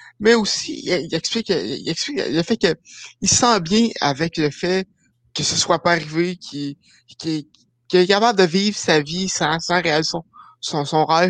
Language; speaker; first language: French; native; French